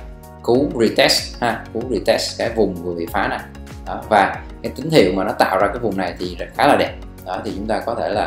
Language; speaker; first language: Vietnamese; native; Vietnamese